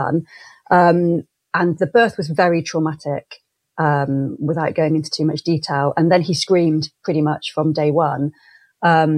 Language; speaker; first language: English; native; English